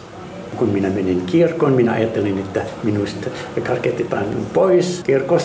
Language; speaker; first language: Finnish; non-native, learner; Arabic